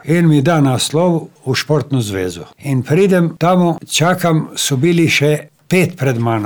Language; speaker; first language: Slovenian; non-native, fluent; Albanian